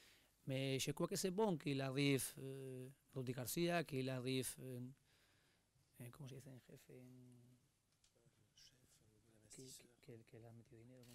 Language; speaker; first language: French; non-native, learner; Spanish